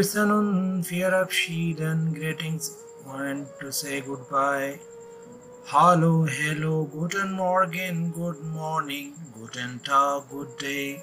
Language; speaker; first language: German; non-native, fluent; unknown